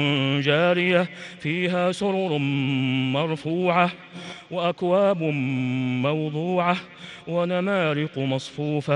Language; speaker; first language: Arabic; native; Arabic